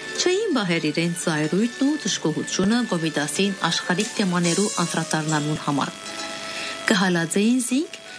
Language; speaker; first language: Armenian; early bilingual, heritage; Armenian